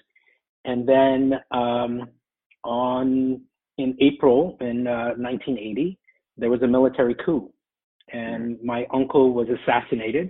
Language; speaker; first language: English; native; English